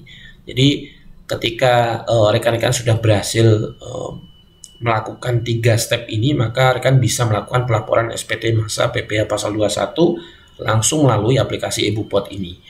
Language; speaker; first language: Indonesian; native; Indonesian